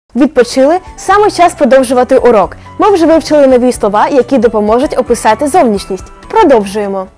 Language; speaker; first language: Ukrainian; native; Ukrainian